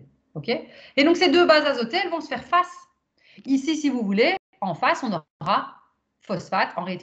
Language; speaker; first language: French; native; French